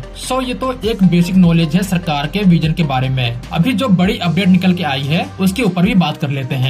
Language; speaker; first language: Hindi; native; Hindi